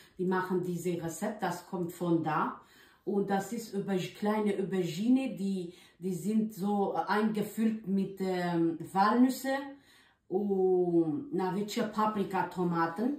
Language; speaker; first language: German; non-native, learner; Kurdish